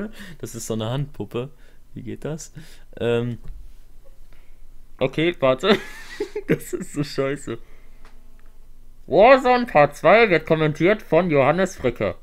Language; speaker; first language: German; native; German